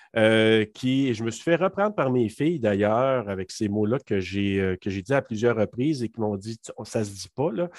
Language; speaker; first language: French; native; French